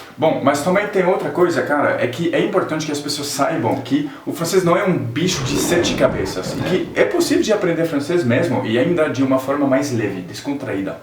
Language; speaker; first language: Portuguese; non-native, fluent; French